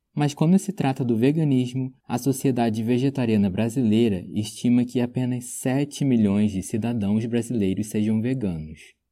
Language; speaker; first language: Portuguese; native; Portuguese